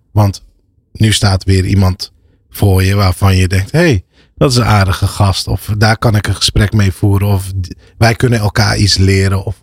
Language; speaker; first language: Dutch; early bilingual, other home language; Arabic